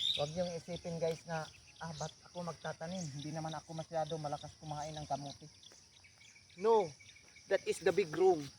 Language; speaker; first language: Filipino; non-native, local second language; Cebuano